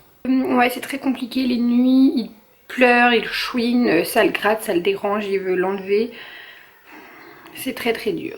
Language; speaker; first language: French; native; French